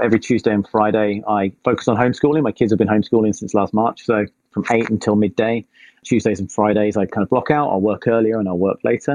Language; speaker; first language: English; native; English